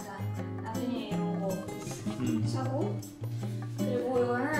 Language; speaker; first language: Korean; non-native, learner; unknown